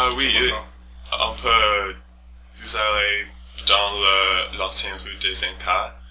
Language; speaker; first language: French; non-native, learner; English